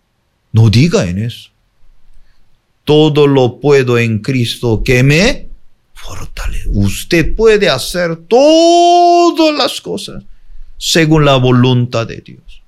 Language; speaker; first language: Spanish; non-native, fluent; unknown